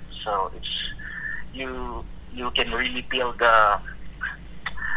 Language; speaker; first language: English; non-native, local second language; Filipino